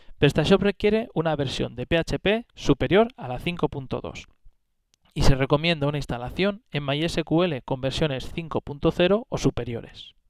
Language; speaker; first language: Spanish; native; Spanish